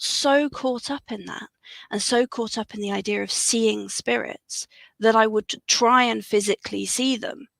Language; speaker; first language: English; native; English